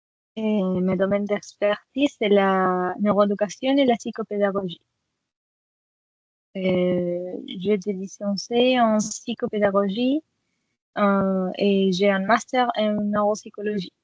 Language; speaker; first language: French; non-native, fluent; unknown